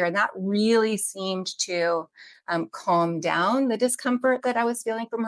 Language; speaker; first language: English; native; English